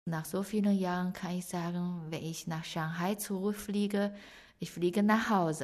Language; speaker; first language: German; non-native, fluent; Chinese